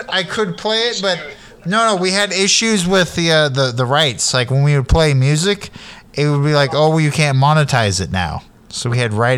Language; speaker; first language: English; native; English